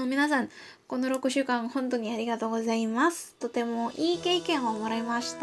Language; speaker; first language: Japanese; non-native, learner; Indonesian